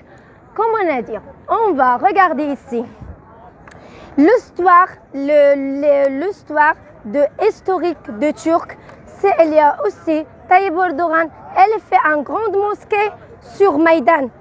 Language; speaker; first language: French; non-native, learner; Arabic